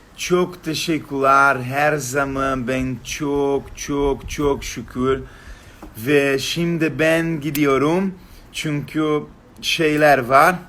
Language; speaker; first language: Turkish; non-native, learner; Portuguese